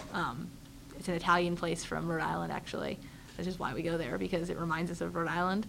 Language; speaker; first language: English; native; English